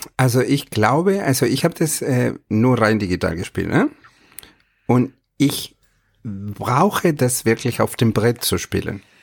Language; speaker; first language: German; non-native, fluent; Spanish